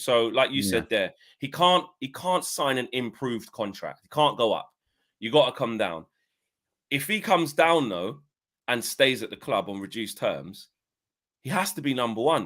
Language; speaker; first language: English; native; English